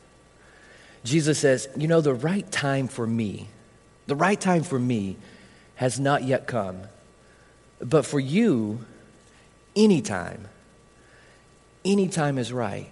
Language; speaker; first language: English; native; English